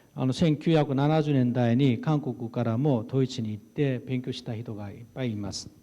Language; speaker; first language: Japanese; non-native, fluent; Korean